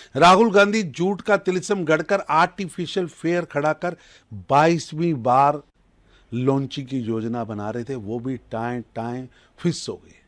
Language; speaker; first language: Hindi; non-native, local second language; Punjabi